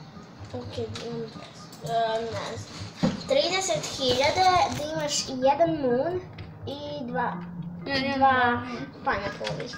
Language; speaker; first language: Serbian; early bilingual, heritage; Serbian